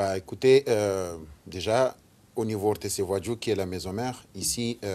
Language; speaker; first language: French; non-native, local second language; Ngazidja Comorian